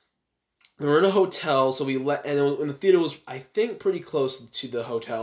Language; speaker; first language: English; native; English